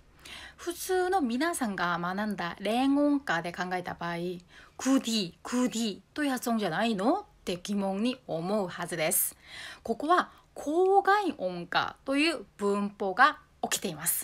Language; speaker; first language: Japanese; non-native, fluent; Korean